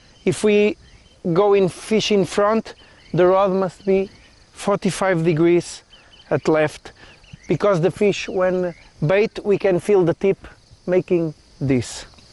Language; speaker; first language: English; non-native, fluent; Portuguese